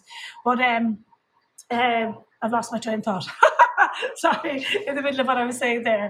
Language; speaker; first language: English; native; English